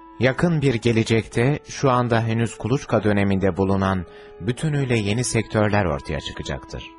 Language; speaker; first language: Turkish; native; Turkish